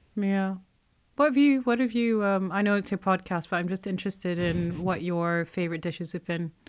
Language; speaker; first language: English; non-native, fluent; Arabic